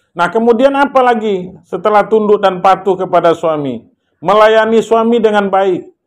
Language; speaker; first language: Indonesian; non-native, local second language; Minangkabau